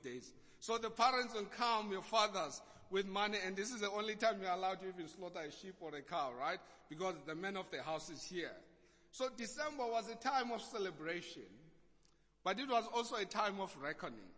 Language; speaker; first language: English; non-native, local second language; Xhosa